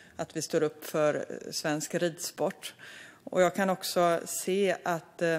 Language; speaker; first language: Swedish; native; Swedish